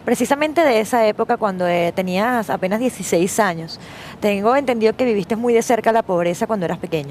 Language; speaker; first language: Spanish; native; Spanish